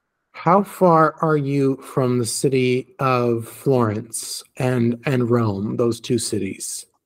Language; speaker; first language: English; native; English